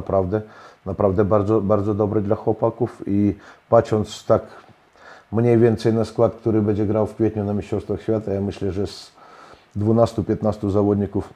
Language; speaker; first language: Polish; non-native, fluent; Russian